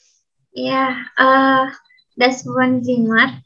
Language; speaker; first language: German; non-native, learner; Indonesian